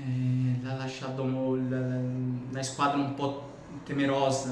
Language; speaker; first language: Italian; non-native, fluent; Portuguese